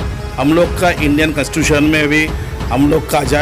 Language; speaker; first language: Hindi; non-native, local second language; Bangla